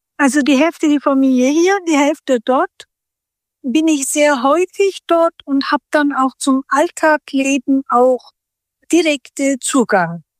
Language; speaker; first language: German; early bilingual, other home language; Turkish